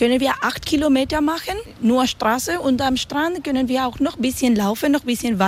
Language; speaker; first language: German; non-native, learner; Spanish